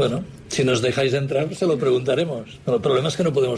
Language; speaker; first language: Spanish; native; Spanish